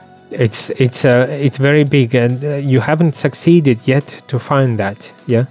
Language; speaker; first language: English; non-native, fluent; Latvian